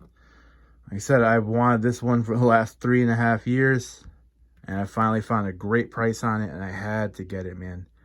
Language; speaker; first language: English; native; English